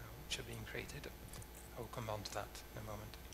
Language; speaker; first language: English; native; English